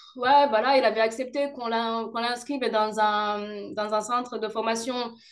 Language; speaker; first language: French; non-native, local second language; Kinyarwanda